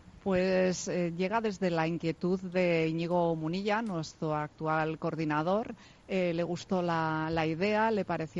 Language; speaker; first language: Spanish; native; Spanish